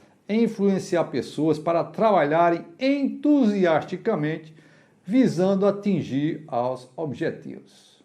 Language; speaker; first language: Portuguese; native; Portuguese